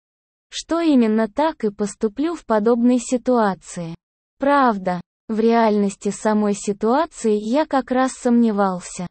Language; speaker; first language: Russian; native; Russian